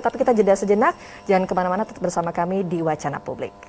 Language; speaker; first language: Indonesian; native; Indonesian